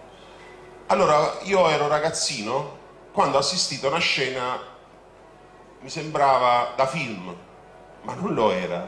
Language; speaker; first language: Italian; native; Italian